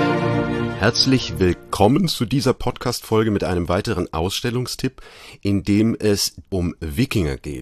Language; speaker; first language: German; native; German